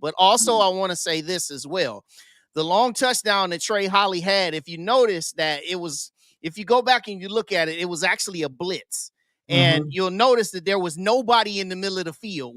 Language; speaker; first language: English; native; English